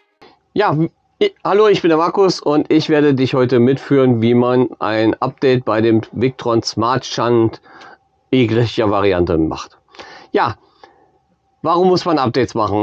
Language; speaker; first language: German; native; German